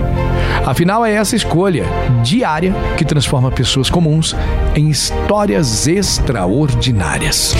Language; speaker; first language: Portuguese; native; Portuguese